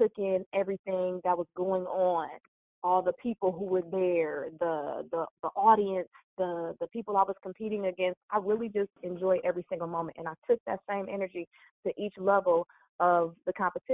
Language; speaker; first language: English; native; English